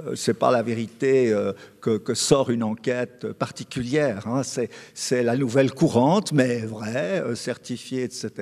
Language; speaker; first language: French; native; French